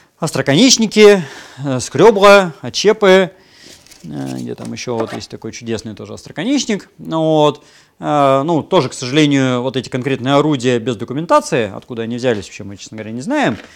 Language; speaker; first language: Russian; native; Russian